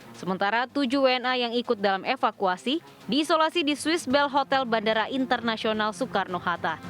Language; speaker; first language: Indonesian; native; Indonesian